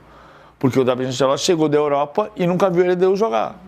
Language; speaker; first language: Portuguese; native; Portuguese